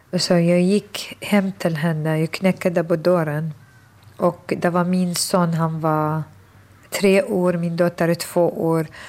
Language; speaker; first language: Swedish; non-native, fluent; Arabic